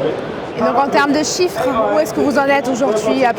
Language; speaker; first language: French; native; French